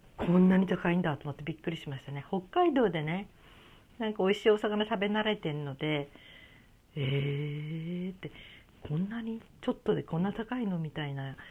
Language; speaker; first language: Japanese; native; Japanese